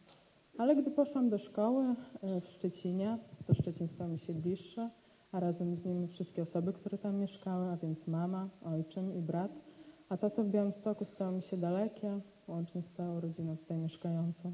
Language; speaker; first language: Polish; native; Polish